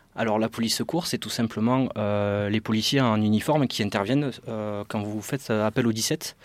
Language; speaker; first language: French; native; French